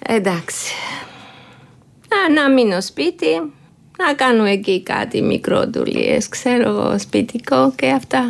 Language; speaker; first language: Greek; non-native, learner; Georgian